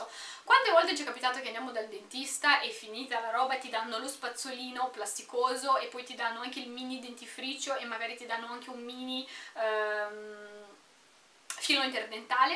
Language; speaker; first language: Italian; native; Italian